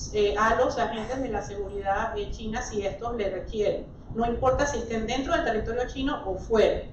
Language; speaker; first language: Spanish; native; Spanish